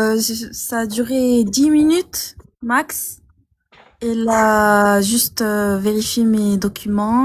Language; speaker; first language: French; non-native, local second language; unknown